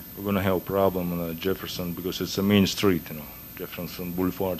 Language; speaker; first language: English; non-native, fluent; Russian